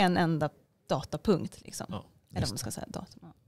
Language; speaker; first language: Swedish; native; Swedish